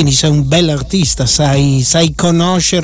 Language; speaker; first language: Italian; native; Italian